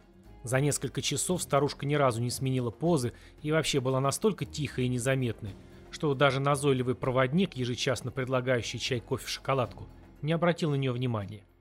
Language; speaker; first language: Russian; native; Russian